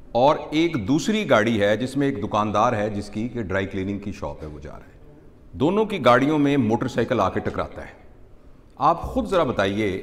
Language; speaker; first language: Urdu; non-native, local second language; Punjabi